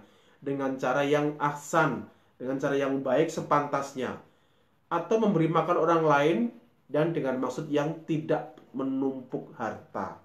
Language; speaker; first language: Indonesian; native; Indonesian